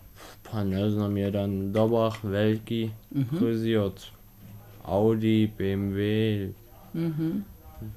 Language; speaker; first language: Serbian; early bilingual, heritage; Serbian